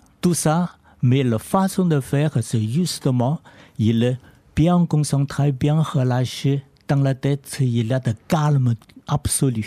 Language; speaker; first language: French; non-native, learner; Chinese